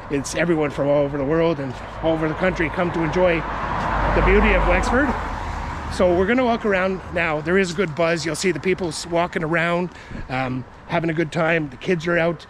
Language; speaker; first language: English; native; English